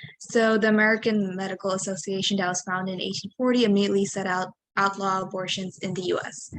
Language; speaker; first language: English; native; English